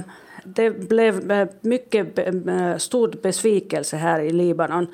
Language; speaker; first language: Swedish; non-native, local second language; Finnish